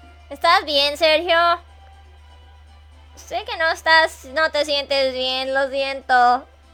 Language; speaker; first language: Spanish; non-native, learner; English